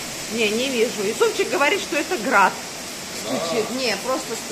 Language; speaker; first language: Russian; native; Russian